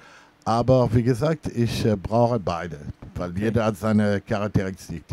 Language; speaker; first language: German; non-native, fluent; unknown